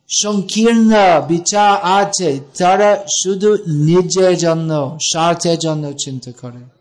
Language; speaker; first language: Bangla; non-native, fluent; English